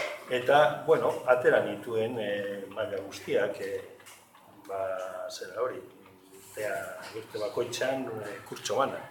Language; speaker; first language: Basque; non-native, local second language; Spanish